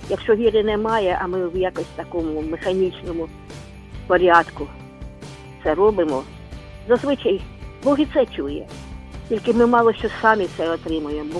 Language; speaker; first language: Ukrainian; non-native, local second language; Russian